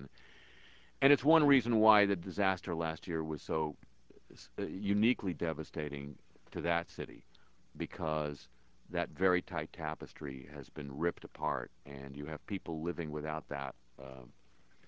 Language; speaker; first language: English; native; English